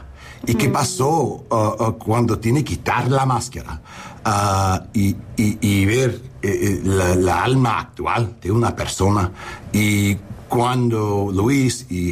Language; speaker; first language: Spanish; non-native, learner; English